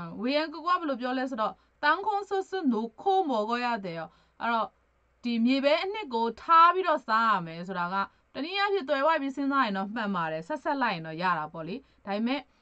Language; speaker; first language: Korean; non-native, fluent; Burmese